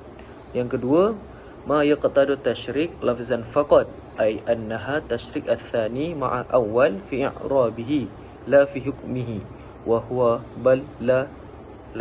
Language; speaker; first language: Arabic; non-native, learner; Malay